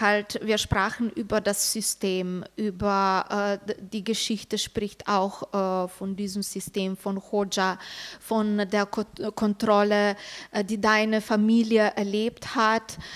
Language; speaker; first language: German; non-native, fluent; Slovenian